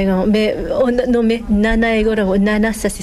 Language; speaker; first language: French; non-native, fluent; Japanese